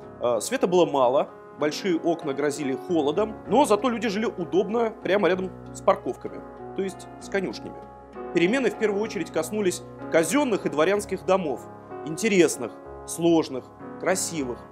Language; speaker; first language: Russian; native; Russian